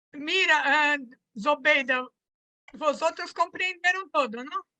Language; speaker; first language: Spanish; non-native, learner; Portuguese